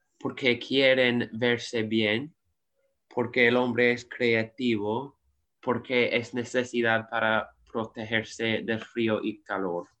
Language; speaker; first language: Spanish; non-native, learner; English